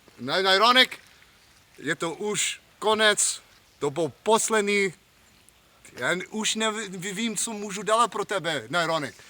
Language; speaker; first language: Czech; non-native, learner; English